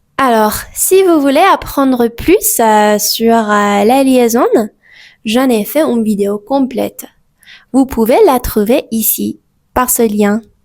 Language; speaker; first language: French; native; French